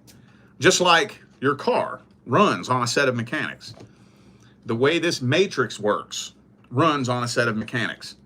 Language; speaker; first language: English; native; English